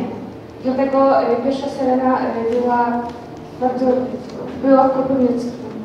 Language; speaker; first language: Polish; non-native, learner; Ukrainian